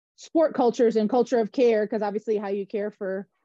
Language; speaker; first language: English; native; English